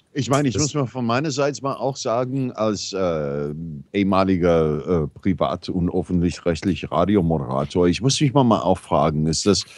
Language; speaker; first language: German; non-native, fluent; English